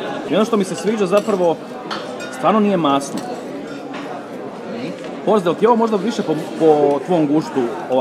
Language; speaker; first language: Croatian; native; Croatian